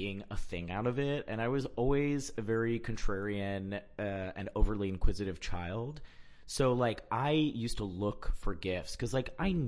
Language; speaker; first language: English; early bilingual, other home language; Spanish